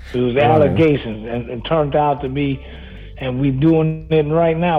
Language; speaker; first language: English; native; English